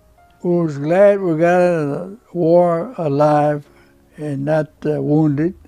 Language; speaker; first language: English; non-native, local second language; Spanish